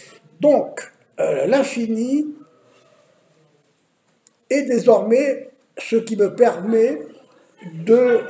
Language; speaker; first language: French; native; French